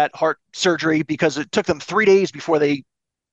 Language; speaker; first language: English; native; English